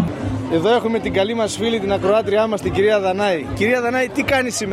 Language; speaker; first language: Greek; native; Greek